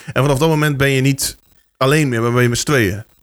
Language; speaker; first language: Dutch; native; Dutch